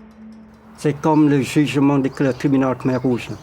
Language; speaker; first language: French; non-native, fluent; Khmer